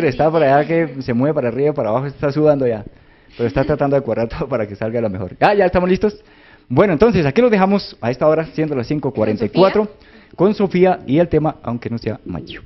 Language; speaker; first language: Spanish; native; Spanish